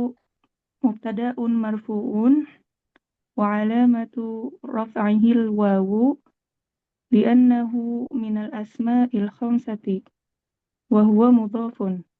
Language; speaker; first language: Arabic; non-native, learner; Indonesian